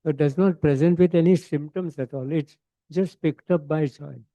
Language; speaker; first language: English; non-native, local second language; Marathi